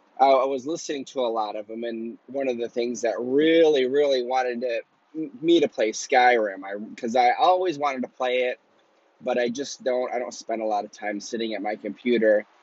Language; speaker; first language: English; native; English